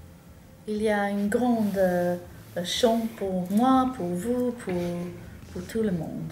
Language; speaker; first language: French; non-native, fluent; English